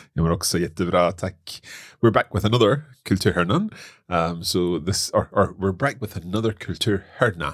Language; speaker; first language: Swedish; non-native, learner; English